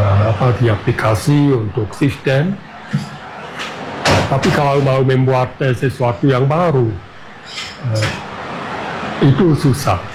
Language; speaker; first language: Indonesian; non-native, fluent; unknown